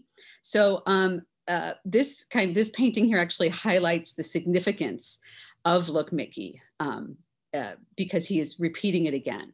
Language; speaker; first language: English; native; English